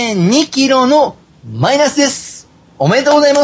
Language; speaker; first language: Japanese; native; Japanese